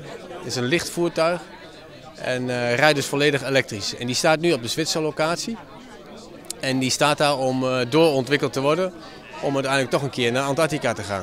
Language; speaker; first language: Dutch; native; Dutch